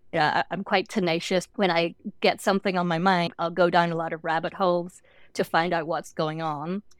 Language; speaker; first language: English; native; English